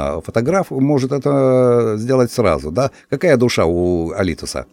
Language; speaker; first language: Russian; non-native, fluent; Lithuanian